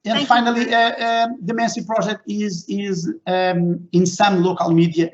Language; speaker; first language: English; non-native, fluent; Portuguese